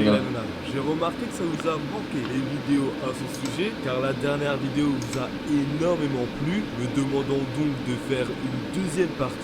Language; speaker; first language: French; native; French